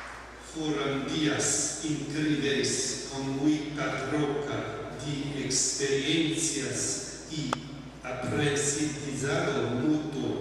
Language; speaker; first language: Portuguese; non-native, learner; English